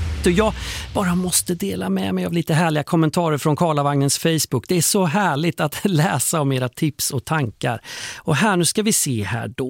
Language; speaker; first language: Swedish; native; Swedish